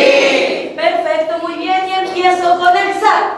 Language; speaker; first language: Spanish; native; Spanish